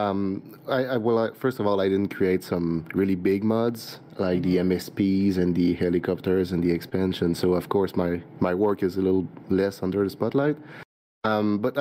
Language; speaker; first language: English; non-native, fluent; French